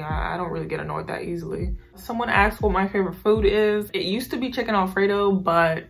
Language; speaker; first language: English; native; English